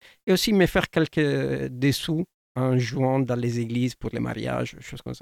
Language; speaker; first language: French; non-native, fluent; Italian